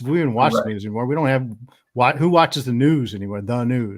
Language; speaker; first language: English; native; English